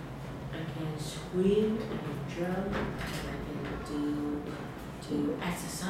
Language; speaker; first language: English; non-native, learner; Vietnamese